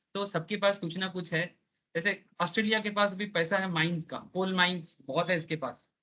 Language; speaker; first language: Hindi; non-native, local second language; Bangla